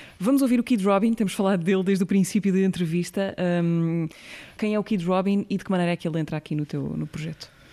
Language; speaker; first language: Portuguese; native; Portuguese